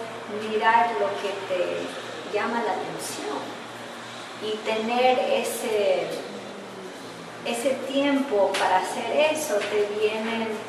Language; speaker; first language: Spanish; early bilingual, heritage; English